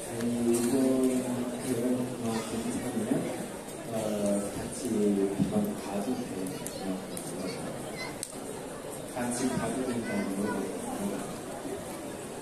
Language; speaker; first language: Korean; non-native, learner; Indonesian